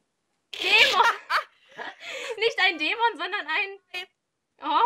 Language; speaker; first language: German; native; German